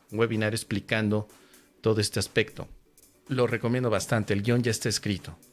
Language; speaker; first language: Spanish; native; Spanish